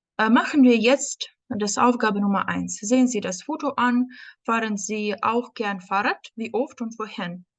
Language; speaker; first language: German; non-native, fluent; Ukrainian